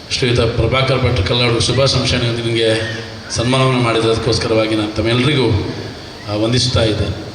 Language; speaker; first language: Kannada; non-native, local second language; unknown